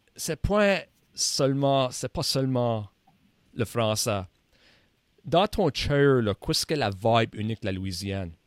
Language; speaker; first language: French; native; French